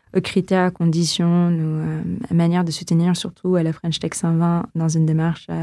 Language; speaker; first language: French; non-native, fluent; Filipino